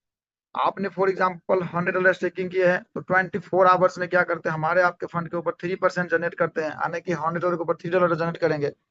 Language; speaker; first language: Hindi; native; Hindi